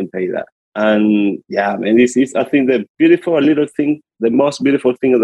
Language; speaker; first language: English; non-native, learner; Spanish